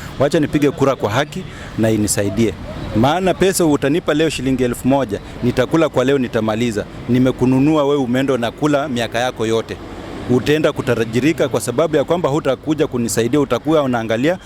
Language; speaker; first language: Swahili; non-native, local second language; Luyia